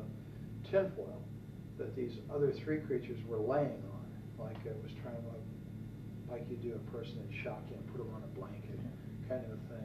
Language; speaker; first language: English; native; English